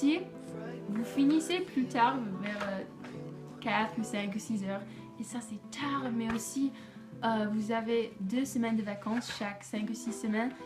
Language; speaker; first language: French; non-native, fluent; English